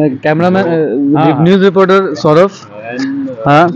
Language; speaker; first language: Hindi; non-native, local second language; Assamese